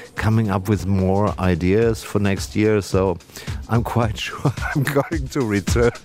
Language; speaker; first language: English; non-native, fluent; German